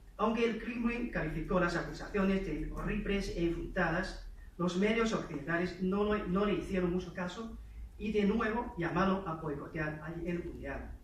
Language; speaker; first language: Spanish; non-native, fluent; Chinese